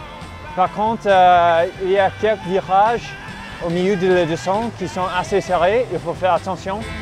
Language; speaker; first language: French; non-native, fluent; English